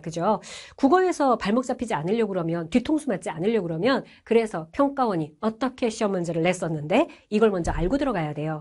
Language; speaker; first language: Korean; native; Korean